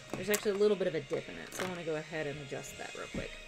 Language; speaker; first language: English; native; English